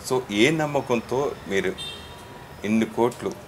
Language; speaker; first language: Telugu; native; Telugu